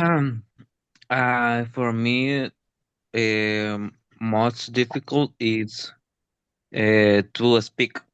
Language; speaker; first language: English; non-native, learner; Spanish